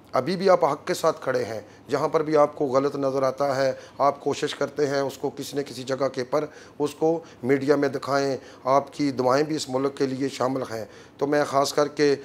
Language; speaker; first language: Urdu; non-native, local second language; Punjabi